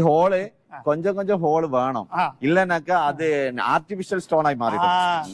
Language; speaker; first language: Tamil; non-native, learner; Malayalam